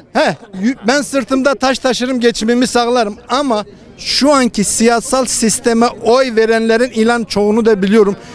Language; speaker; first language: Turkish; non-native, local second language; Kurdish